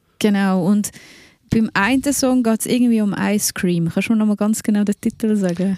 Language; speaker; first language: German; native; German